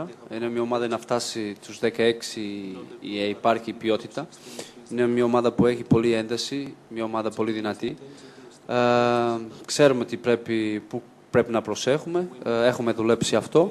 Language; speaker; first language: Greek; non-native, fluent; Portuguese